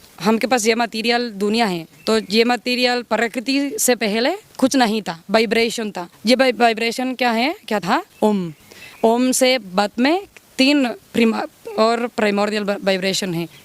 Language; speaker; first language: Hindi; non-native, learner; Spanish